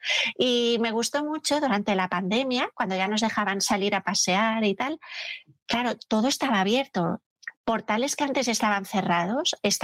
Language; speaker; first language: Spanish; native; Spanish